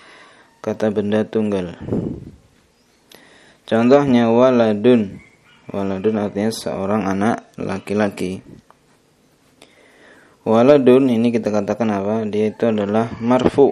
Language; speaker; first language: Indonesian; native; Indonesian